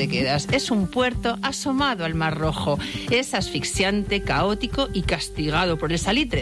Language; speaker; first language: Spanish; native; Spanish